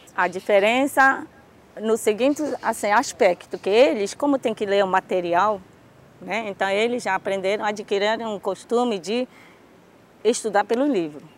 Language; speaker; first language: Portuguese; early bilingual, other home language; Japanese